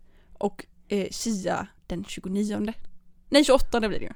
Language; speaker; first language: Swedish; native; Swedish